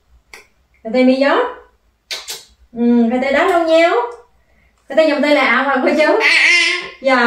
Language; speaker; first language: Vietnamese; native; Vietnamese